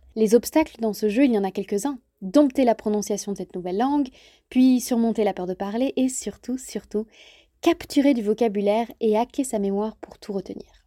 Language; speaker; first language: French; native; French